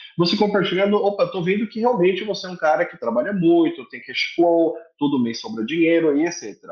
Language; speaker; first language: Portuguese; early bilingual, other home language; Korean